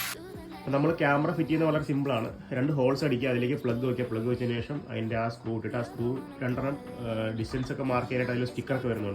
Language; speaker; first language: Malayalam; native; Malayalam